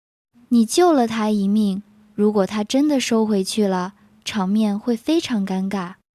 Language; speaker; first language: Chinese; native; Chinese